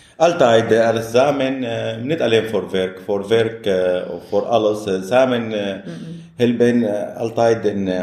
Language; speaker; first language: Dutch; non-native, learner; Arabic